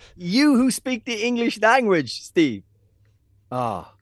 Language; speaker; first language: English; native; English